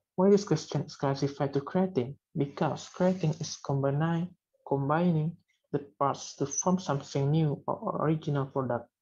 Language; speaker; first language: English; non-native, learner; Indonesian